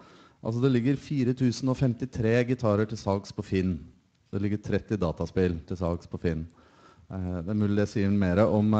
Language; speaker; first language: Norwegian; native; Norwegian